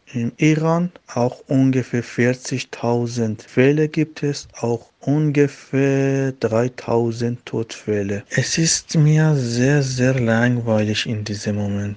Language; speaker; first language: German; non-native, learner; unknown